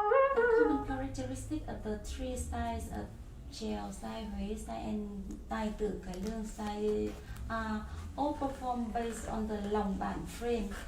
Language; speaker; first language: English; non-native, learner; Vietnamese